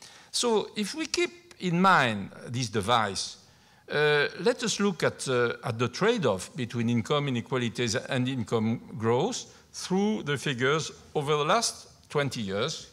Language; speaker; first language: English; non-native, fluent; French